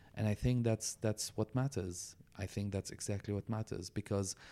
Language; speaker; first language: English; non-native, fluent; Arabic